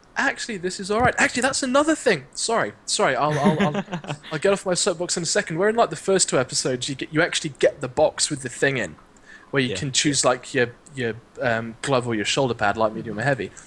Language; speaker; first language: English; native; English